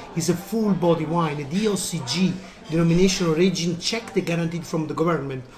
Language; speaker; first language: English; non-native, learner; Italian